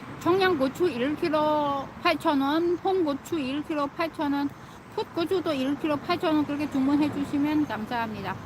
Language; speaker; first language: Korean; non-native, fluent; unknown